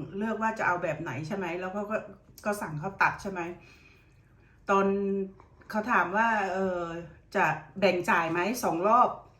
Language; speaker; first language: Thai; native; Thai